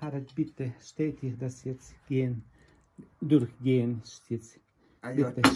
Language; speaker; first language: German; non-native, learner; Russian